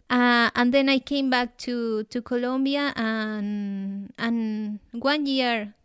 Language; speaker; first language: English; non-native, fluent; Spanish